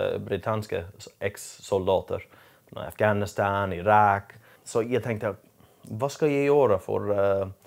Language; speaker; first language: Swedish; non-native, learner; English